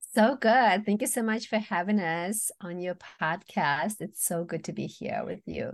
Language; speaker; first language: English; non-native, fluent; Russian